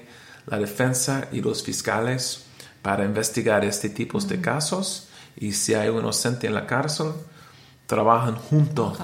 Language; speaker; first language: Spanish; non-native, learner; English